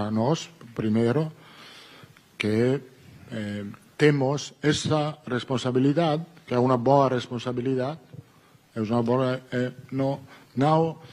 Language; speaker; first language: Portuguese; non-native, learner; Italian